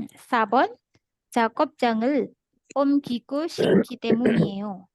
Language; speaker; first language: Korean; non-native, learner; Indonesian